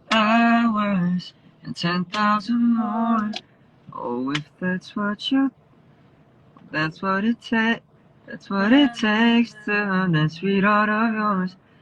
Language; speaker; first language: English; early bilingual, other home language; Korean